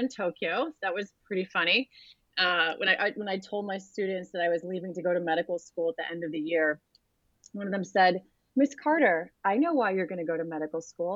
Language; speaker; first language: English; native; English